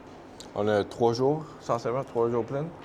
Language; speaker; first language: French; native; French